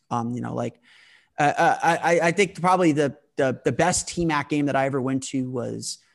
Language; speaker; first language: English; native; English